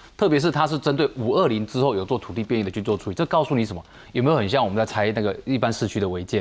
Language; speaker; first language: Chinese; native; Chinese